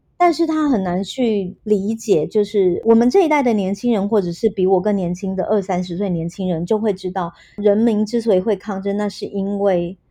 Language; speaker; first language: Chinese; native; Chinese